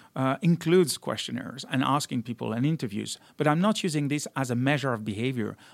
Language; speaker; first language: English; non-native, fluent; French